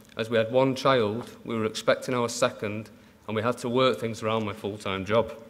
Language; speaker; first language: English; native; English